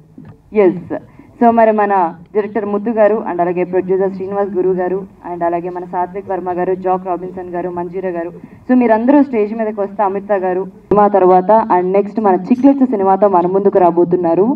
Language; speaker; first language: Telugu; native; Telugu